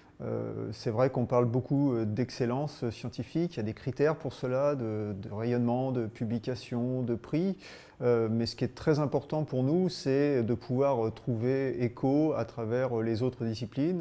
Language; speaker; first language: French; native; French